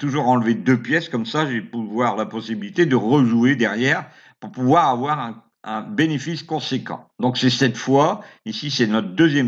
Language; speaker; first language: French; native; French